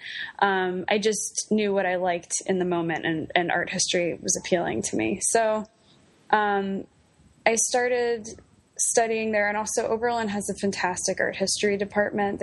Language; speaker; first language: English; native; English